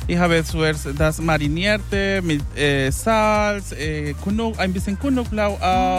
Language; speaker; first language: German; non-native, fluent; Spanish